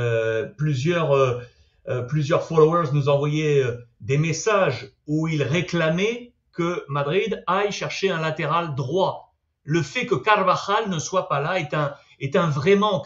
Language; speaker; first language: French; native; French